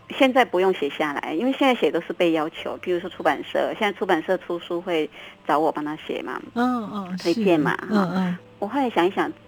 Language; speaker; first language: Chinese; non-native, local second language; Min Nan Chinese